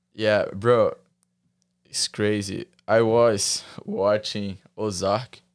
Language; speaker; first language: English; non-native, learner; Portuguese